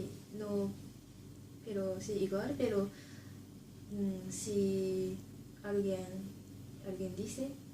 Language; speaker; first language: Spanish; non-native, learner; Japanese